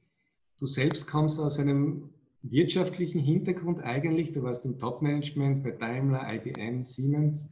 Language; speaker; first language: German; native; German